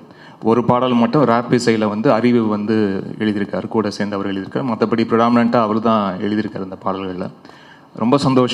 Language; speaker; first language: Tamil; native; Tamil